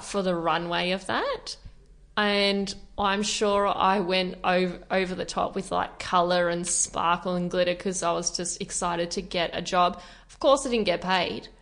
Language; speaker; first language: English; native; English